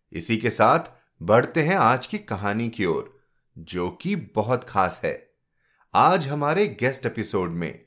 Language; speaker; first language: Hindi; native; Hindi